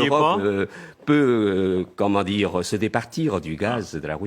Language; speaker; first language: French; non-native, fluent; Chinese